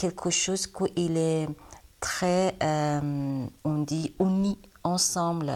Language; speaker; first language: French; non-native, learner; Persian